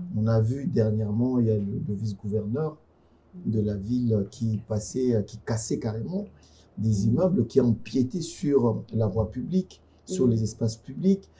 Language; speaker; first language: French; non-native, local second language; Lingala